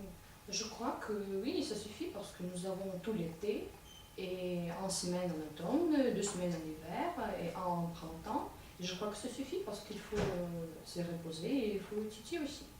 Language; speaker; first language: French; non-native, fluent; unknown